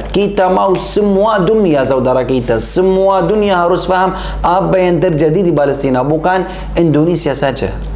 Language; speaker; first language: Indonesian; non-native, learner; Arabic